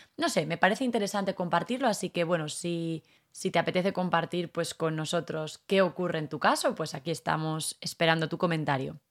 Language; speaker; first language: Spanish; native; Spanish